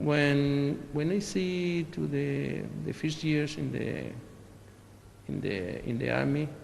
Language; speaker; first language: English; non-native, learner; Spanish